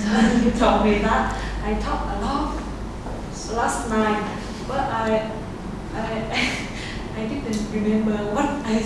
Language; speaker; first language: English; non-native, learner; Vietnamese